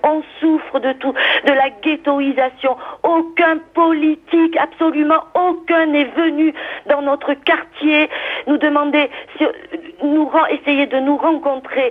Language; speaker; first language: French; native; French